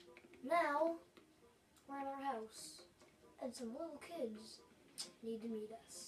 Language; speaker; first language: English; native; English